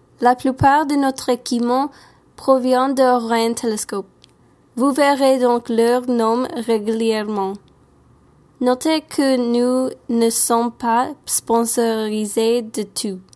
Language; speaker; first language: French; non-native, learner; English